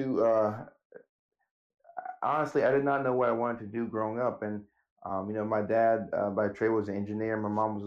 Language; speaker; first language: English; native; English